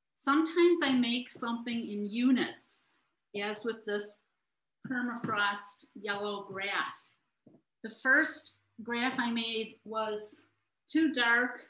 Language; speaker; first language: English; native; English